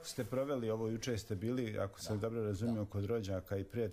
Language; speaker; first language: Serbian; native; Serbian